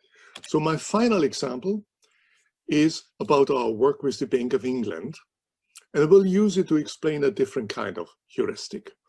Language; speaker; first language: English; non-native, fluent; German